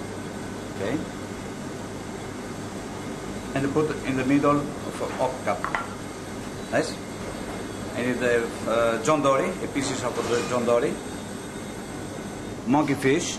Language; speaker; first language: English; non-native, learner; Italian